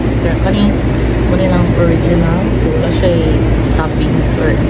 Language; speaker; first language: Cebuano; native; Cebuano